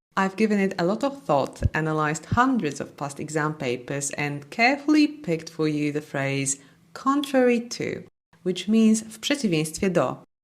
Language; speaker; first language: English; non-native, fluent; Polish